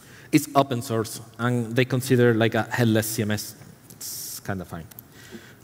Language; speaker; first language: English; non-native, fluent; Spanish